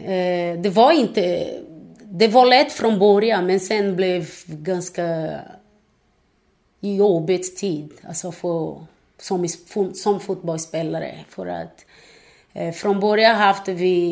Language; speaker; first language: Swedish; non-native, fluent; Portuguese